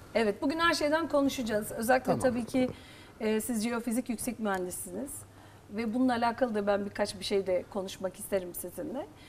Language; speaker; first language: Turkish; native; Turkish